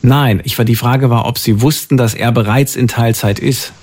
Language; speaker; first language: German; native; German